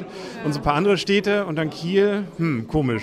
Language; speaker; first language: German; native; German